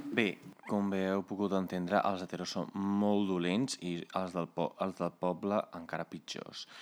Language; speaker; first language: Catalan; non-native, fluent; Italian